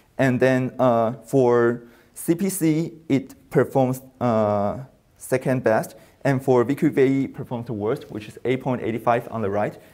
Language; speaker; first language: English; non-native, fluent; Chinese